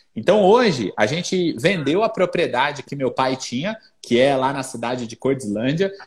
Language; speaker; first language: Portuguese; native; Portuguese